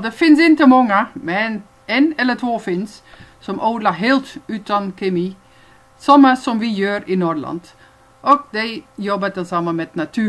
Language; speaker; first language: Swedish; non-native, fluent; Dutch